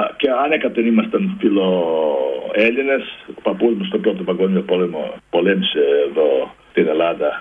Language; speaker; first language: Greek; non-native, fluent; Serbian